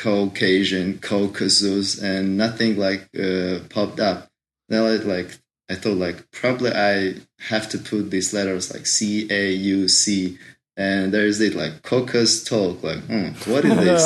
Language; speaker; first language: English; non-native, fluent; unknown